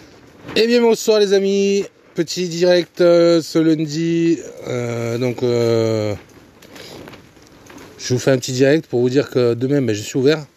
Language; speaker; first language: French; native; French